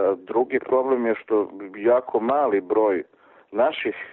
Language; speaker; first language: Serbian; native; Serbian